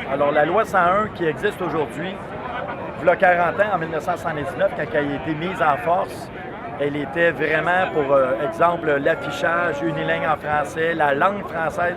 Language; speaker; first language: French; native; French